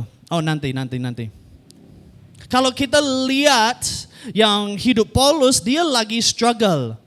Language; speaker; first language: Indonesian; non-native, fluent; English